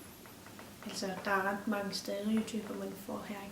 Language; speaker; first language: Danish; non-native, local second language; Kalaallisut